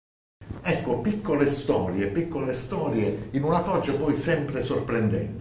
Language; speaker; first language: Italian; native; Italian